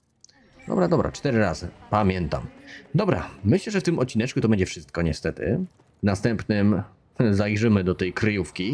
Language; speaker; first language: Polish; native; Polish